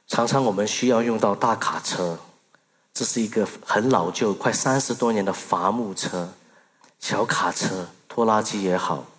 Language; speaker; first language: Chinese; early bilingual, other home language; Burmese